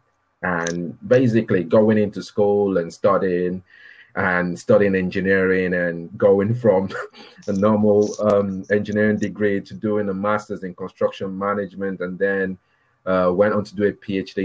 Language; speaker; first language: English; non-native, local second language; Yoruba